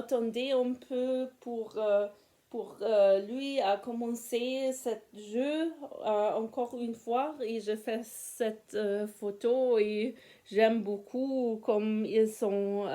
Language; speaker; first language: French; non-native, fluent; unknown